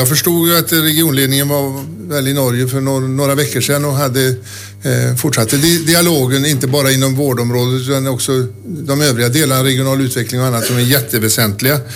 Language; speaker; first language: Swedish; native; Swedish